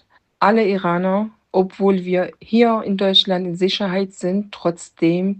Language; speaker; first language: German; non-native, fluent; Persian